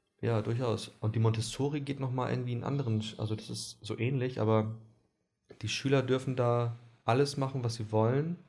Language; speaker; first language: German; early bilingual, other home language; Greek